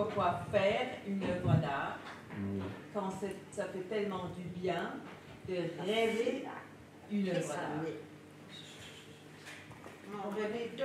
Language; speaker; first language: French; non-native, fluent; Danish